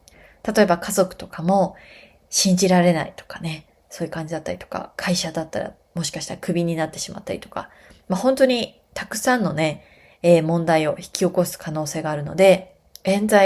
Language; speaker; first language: Japanese; native; Japanese